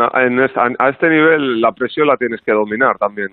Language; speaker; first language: Spanish; non-native, fluent; Arabic